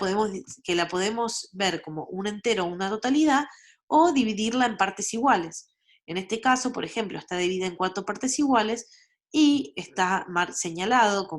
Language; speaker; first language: Spanish; native; Spanish